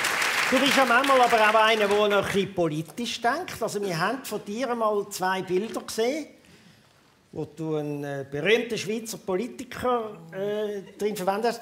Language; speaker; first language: German; native; German